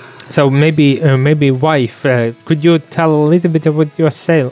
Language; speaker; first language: English; non-native, fluent; Latvian